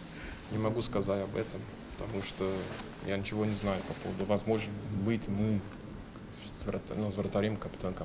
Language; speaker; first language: Russian; non-native, fluent; Portuguese